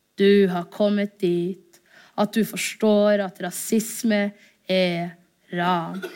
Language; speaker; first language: Norwegian; early bilingual, other home language; Somali